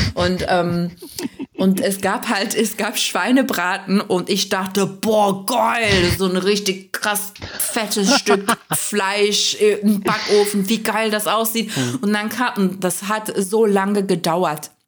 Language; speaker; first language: German; non-native, fluent; Turkish